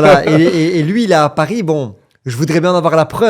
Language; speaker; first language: French; native; French